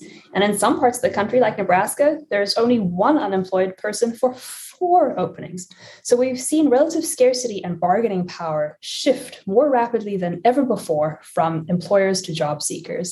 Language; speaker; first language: English; native; English